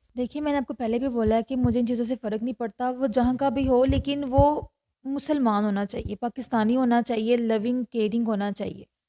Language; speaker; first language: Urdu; native; Urdu